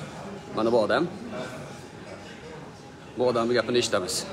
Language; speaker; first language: Turkish; non-native, learner; Uzbek